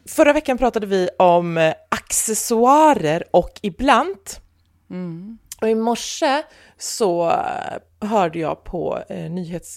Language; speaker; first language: Swedish; native; Swedish